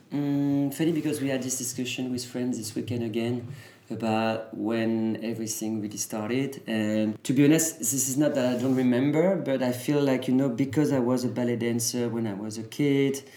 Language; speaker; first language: English; early bilingual, other home language; French